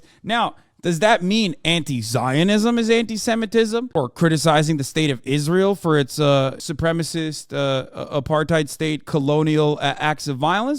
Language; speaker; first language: English; native; English